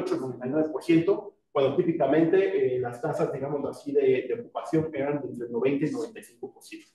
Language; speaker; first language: Spanish; native; Spanish